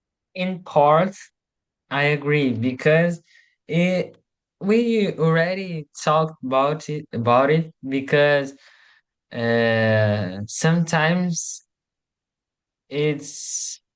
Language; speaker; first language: English; non-native, learner; Portuguese